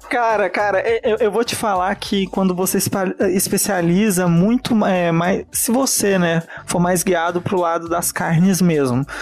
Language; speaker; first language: Portuguese; native; Portuguese